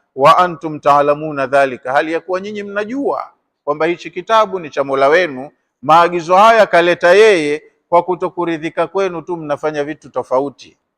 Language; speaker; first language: Swahili; native; Swahili